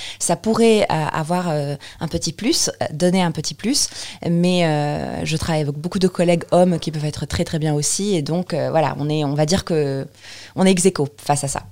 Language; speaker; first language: French; non-native, local second language; Arabic